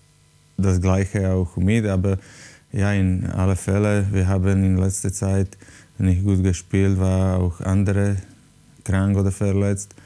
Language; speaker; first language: German; non-native, learner; Slovak